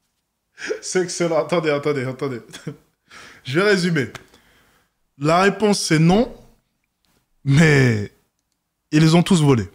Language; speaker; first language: French; native; French